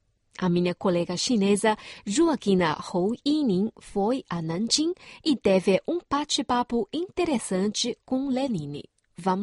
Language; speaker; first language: Portuguese; non-native, fluent; Chinese